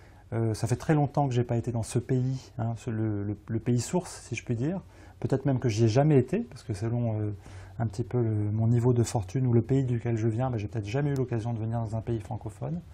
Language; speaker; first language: French; native; French